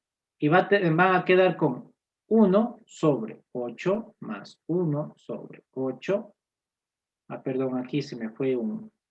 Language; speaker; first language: Spanish; native; Spanish